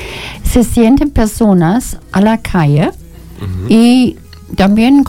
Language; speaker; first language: Spanish; non-native, learner; German